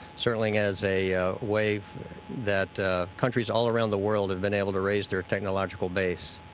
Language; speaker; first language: English; native; English